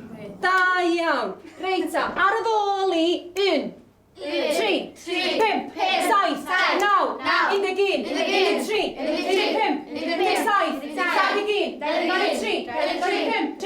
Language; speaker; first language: Welsh; native; Welsh